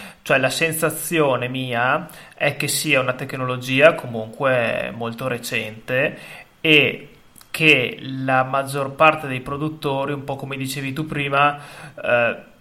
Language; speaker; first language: Italian; native; Italian